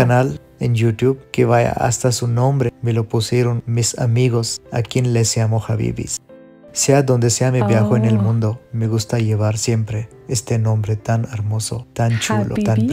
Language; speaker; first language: Spanish; non-native, fluent; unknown